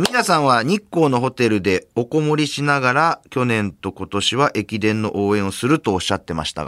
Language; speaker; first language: Japanese; native; Japanese